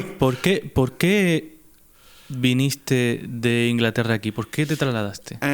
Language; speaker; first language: Spanish; native; Spanish